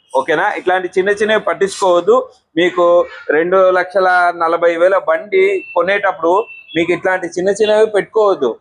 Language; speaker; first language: Telugu; native; Telugu